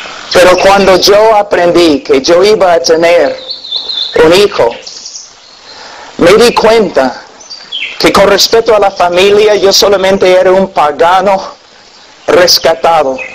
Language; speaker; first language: Spanish; non-native, fluent; English